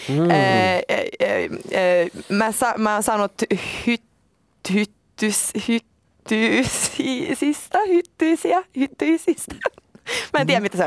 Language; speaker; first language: Finnish; non-native, local second language; Swedish